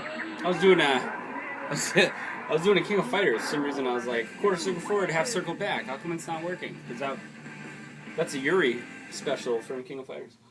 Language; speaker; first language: English; native; English